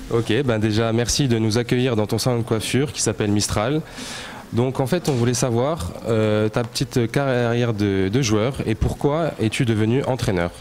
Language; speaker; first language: French; native; French